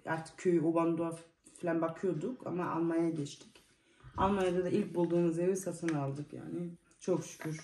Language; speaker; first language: Turkish; early bilingual, heritage; Turkish